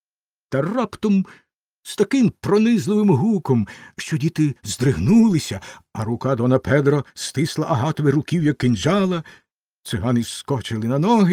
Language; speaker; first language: Ukrainian; native; Ukrainian